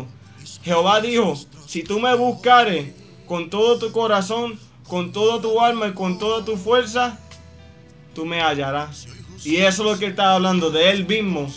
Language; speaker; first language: Spanish; native; Spanish